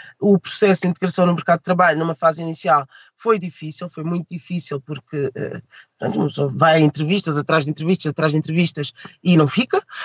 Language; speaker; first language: Portuguese; early bilingual, other home language; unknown